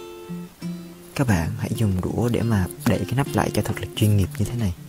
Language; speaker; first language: Vietnamese; native; Vietnamese